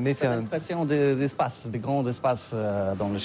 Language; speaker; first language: French; non-native, learner; Polish